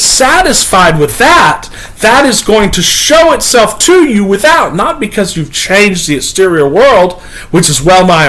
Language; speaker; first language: English; native; English